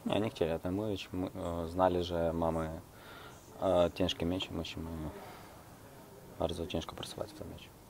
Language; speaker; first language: Polish; non-native, learner; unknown